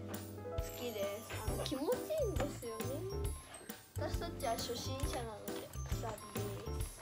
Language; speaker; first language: Japanese; native; Japanese